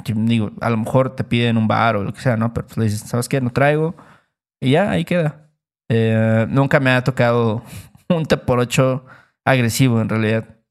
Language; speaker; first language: Spanish; native; Spanish